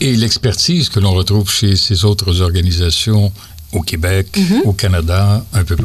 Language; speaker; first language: French; native; French